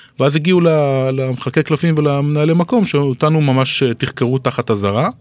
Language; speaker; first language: Hebrew; native; Hebrew